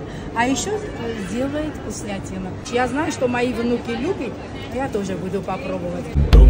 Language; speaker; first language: Russian; non-native, local second language; Armenian